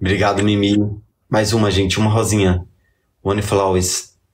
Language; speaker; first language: Portuguese; native; Portuguese